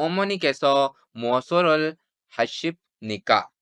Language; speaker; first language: Korean; non-native, fluent; Urdu